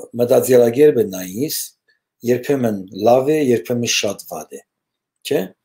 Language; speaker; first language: Armenian; early bilingual, heritage; Armenian